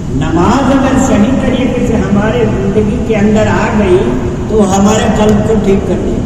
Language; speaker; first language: Urdu; native; Urdu